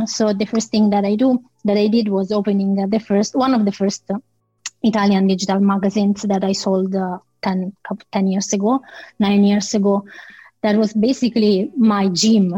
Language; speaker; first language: English; non-native, fluent; Italian